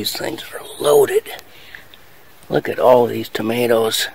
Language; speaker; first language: English; native; English